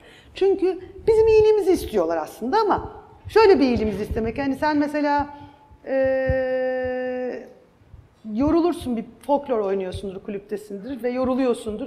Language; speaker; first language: Turkish; native; Turkish